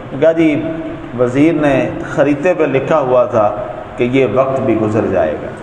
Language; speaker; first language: Urdu; non-native, local second language; Punjabi